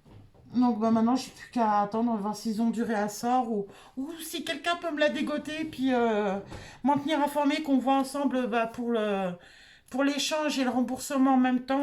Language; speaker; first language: French; native; French